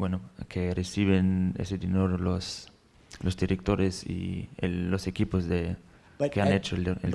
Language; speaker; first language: Spanish; non-native, fluent; German